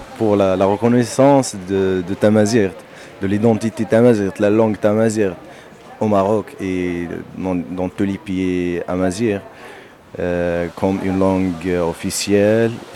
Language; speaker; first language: French; non-native, local second language; Berber languages